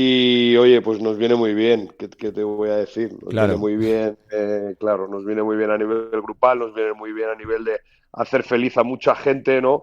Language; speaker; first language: Spanish; native; Spanish